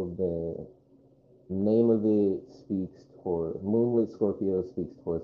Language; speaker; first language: English; native; English